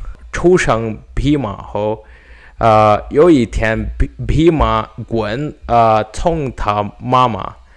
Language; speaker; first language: Chinese; non-native, learner; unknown